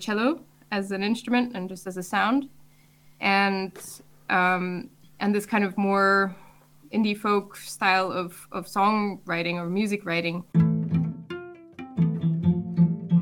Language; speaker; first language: English; native; English